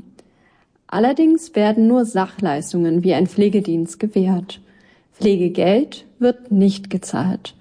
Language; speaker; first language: German; native; German